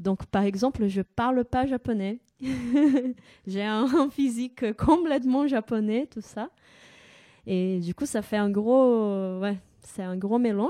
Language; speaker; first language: French; non-native, fluent; Portuguese